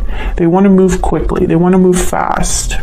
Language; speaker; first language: English; native; English